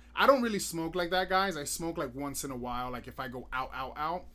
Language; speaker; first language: English; native; English